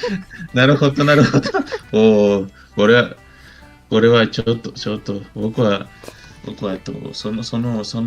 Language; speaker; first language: Japanese; non-native, learner; Spanish